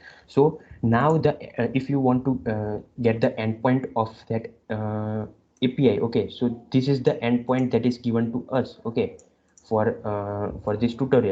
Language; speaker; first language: English; non-native, local second language; Gujarati